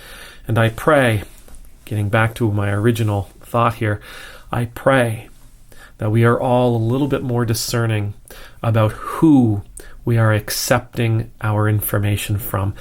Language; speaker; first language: English; native; English